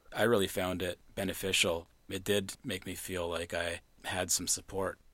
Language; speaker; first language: English; native; English